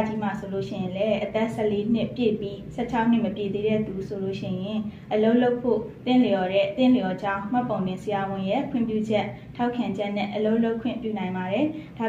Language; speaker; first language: Burmese; native; Burmese